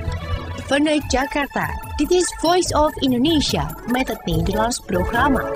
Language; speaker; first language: Dutch; non-native, fluent; Indonesian